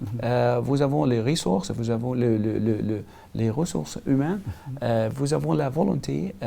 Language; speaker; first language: French; non-native, learner; Arabic